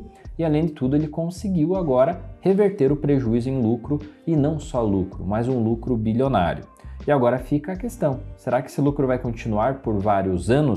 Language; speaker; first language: Portuguese; native; Portuguese